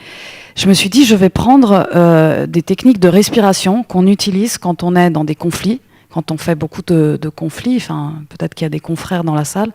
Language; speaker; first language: French; native; French